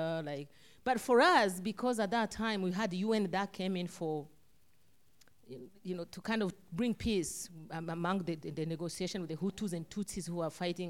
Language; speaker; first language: English; non-native, local second language; Kinyarwanda